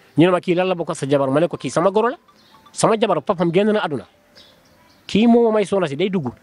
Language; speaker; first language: Wolof; non-native, local second language; Fula